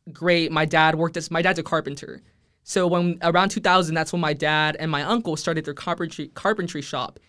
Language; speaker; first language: English; early bilingual, other home language; Spanish